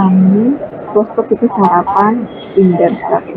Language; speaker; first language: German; non-native, learner; Indonesian